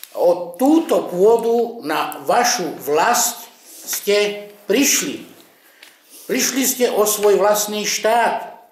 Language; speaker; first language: Slovak; non-native, local second language; Romany